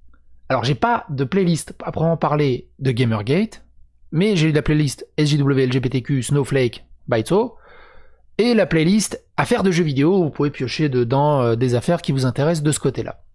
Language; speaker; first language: French; native; French